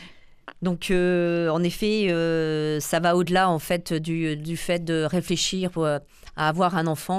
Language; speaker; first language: French; native; French